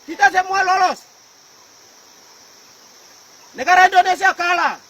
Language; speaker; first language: Indonesian; non-native, local second language; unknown